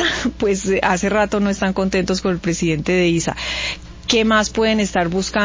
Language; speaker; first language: Spanish; native; Spanish